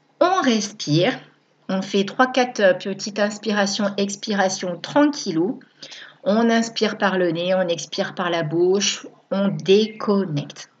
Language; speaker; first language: French; native; French